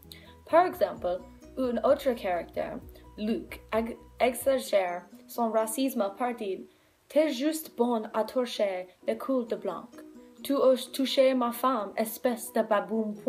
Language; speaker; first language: French; non-native, learner; English